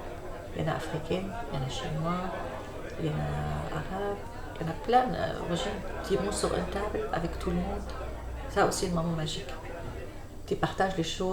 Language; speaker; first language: French; non-native, learner; Arabic